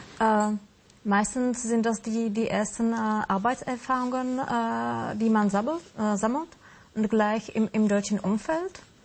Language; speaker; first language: German; non-native, fluent; Czech